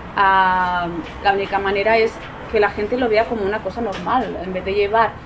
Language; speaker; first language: Spanish; non-native, local second language; Catalan